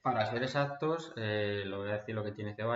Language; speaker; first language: Spanish; native; Spanish